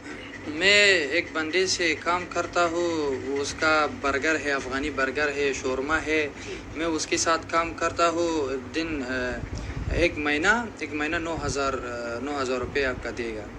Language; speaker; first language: Hindi; non-native, learner; Persian